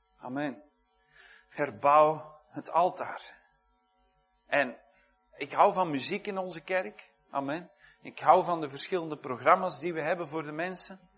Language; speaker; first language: Dutch; native; Dutch